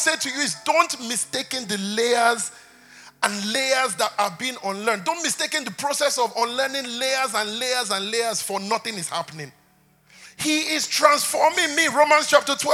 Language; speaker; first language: English; non-native, local second language; Yoruba